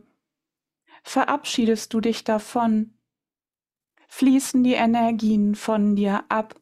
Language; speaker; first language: German; native; German